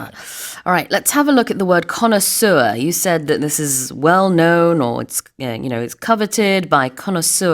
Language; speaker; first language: English; non-native, fluent; Korean